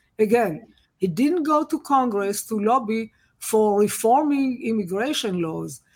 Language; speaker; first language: English; non-native, fluent; Hebrew